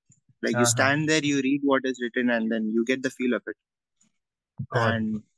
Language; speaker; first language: English; non-native, local second language; Malayalam